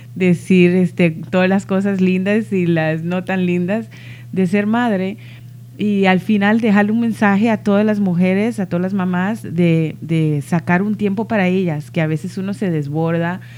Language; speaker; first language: Spanish; early bilingual, heritage; Spanish